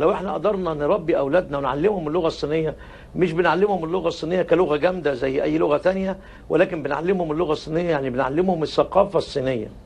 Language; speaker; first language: Arabic; native; Arabic